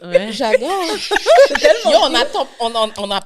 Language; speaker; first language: French; native; French